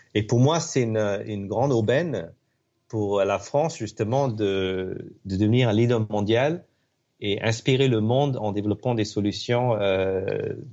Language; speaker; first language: French; non-native, fluent; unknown